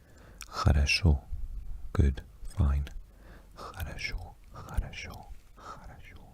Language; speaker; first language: Russian; non-native, learner; English